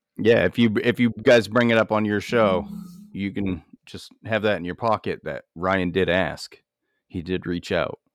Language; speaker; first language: English; native; English